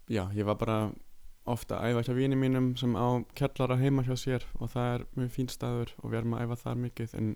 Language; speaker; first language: Icelandic; non-native, fluent; German